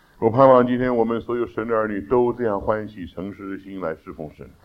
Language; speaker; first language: Chinese; native; Chinese